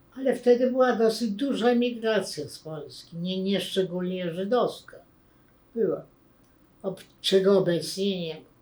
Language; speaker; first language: Polish; native; Polish